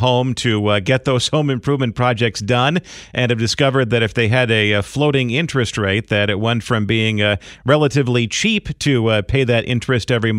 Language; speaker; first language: English; native; English